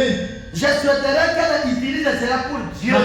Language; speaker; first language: French; non-native, local second language; Lingala